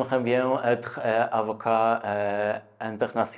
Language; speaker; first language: French; non-native, learner; Polish